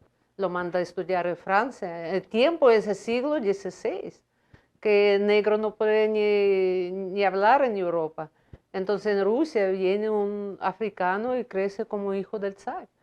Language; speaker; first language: Spanish; non-native, fluent; Russian